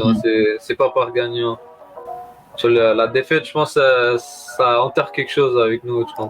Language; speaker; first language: French; native; French